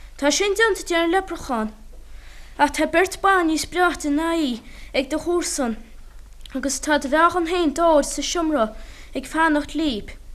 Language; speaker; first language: Irish; native; Irish